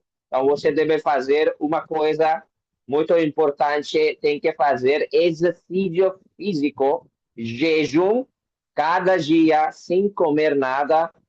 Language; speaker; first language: Portuguese; non-native, learner; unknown